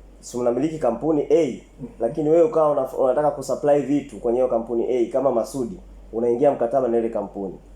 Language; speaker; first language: Swahili; native; Swahili